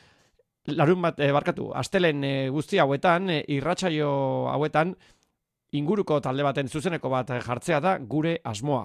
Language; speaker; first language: Basque; native; Basque